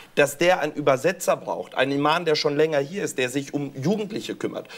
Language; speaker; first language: German; early bilingual, other home language; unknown